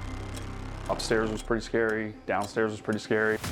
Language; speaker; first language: English; native; English